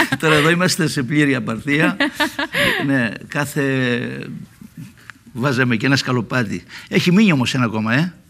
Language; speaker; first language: Greek; native; Greek